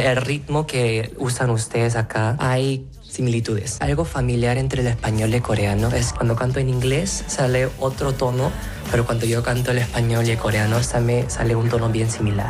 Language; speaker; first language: Spanish; non-native, fluent; Korean